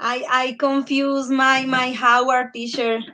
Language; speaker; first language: English; non-native, learner; Spanish